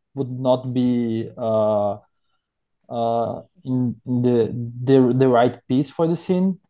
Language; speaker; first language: English; non-native, learner; Portuguese